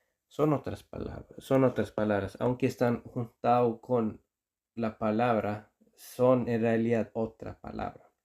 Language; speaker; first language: Spanish; non-native, fluent; Icelandic